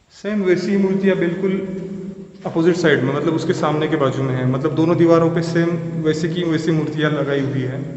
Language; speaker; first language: Hindi; non-native, local second language; Marathi